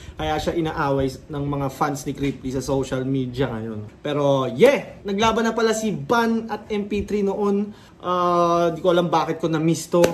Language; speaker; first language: Filipino; native; Filipino